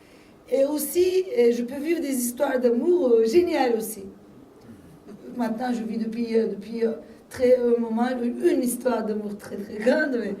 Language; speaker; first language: French; non-native, fluent; Turkish